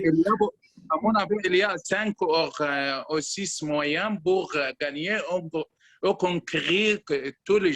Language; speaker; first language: French; non-native, learner; Arabic